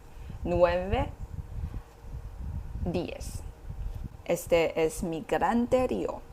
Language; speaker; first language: Spanish; non-native, learner; Chinese